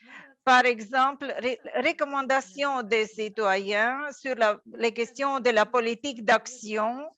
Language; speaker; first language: French; non-native, fluent; Latvian